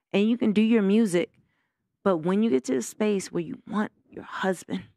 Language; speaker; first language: English; native; English